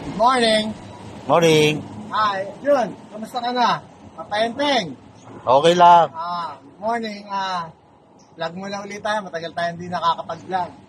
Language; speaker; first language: Filipino; native; Filipino